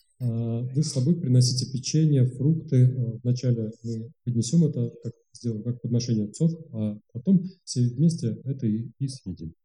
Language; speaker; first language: Russian; native; Russian